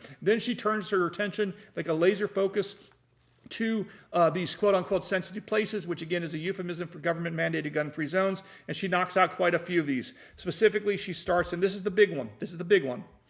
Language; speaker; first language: English; native; English